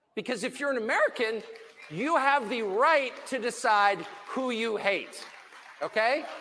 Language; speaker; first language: English; native; English